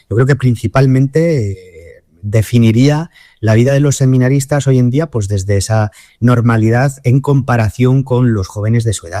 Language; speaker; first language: Spanish; native; Spanish